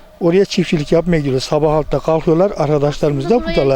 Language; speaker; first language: Turkish; native; Turkish